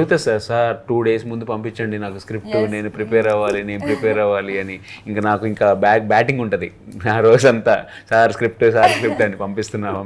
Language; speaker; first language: Telugu; native; Telugu